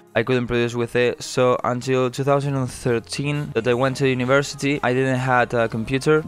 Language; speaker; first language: English; non-native, fluent; Spanish